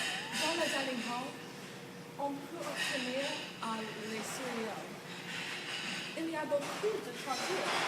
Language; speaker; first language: French; non-native, learner; English